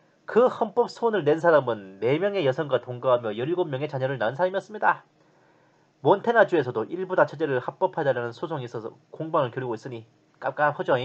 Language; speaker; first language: Korean; native; Korean